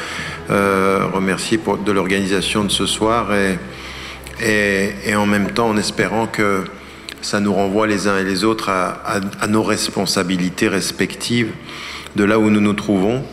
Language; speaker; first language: French; early bilingual, other home language; Arabic